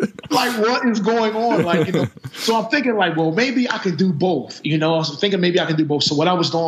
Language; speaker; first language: English; native; English